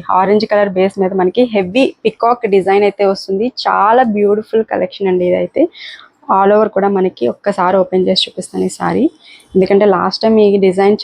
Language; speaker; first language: Telugu; native; Telugu